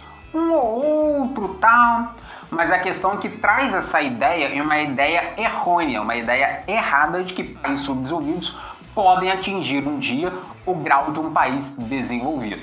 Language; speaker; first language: Portuguese; native; Portuguese